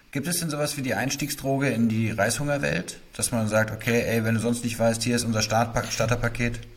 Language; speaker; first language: German; native; German